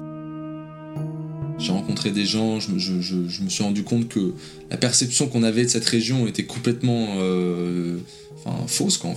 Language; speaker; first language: French; native; French